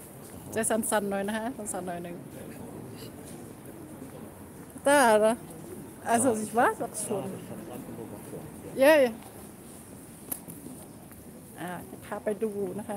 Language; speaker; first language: German; non-native, learner; Thai